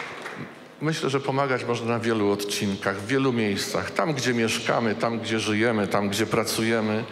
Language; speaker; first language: Polish; native; Polish